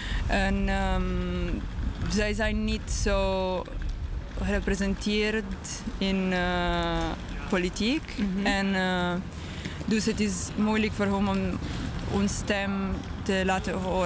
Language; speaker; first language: Dutch; non-native, learner; English